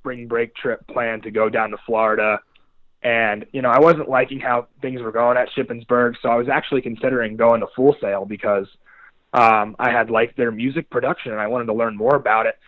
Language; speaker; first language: English; native; English